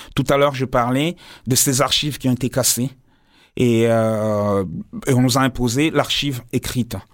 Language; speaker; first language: French; non-native, local second language; Lingala